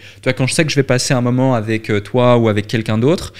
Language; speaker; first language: French; native; French